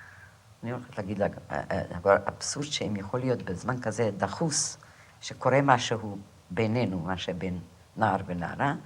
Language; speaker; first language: Hebrew; non-native, fluent; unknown